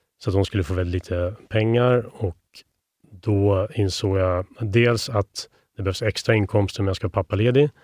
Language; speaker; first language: Swedish; native; Swedish